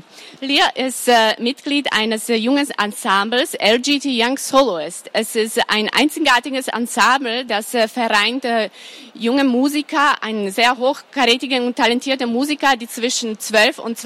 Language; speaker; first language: German; non-native, fluent; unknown